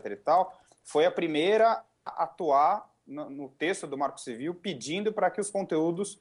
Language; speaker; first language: Portuguese; native; Portuguese